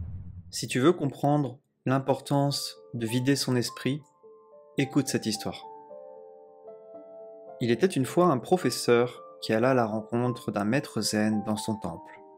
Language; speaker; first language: French; native; French